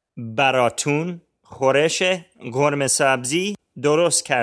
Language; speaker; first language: Persian; non-native, learner; English